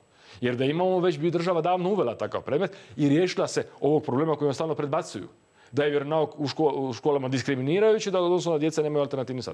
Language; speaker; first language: Croatian; native; Croatian